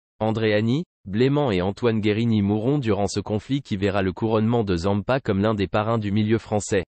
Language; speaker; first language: French; native; French